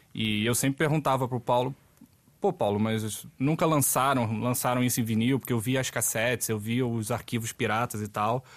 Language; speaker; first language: Portuguese; native; Portuguese